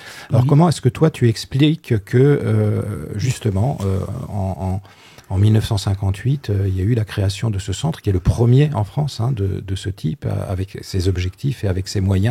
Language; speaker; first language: French; native; French